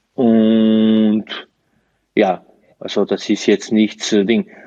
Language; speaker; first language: German; non-native, fluent; Slovenian